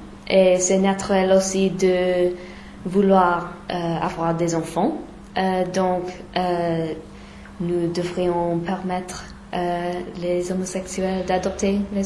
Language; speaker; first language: French; non-native, fluent; English